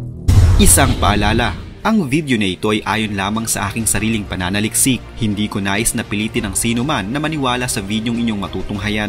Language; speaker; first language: Filipino; native; Filipino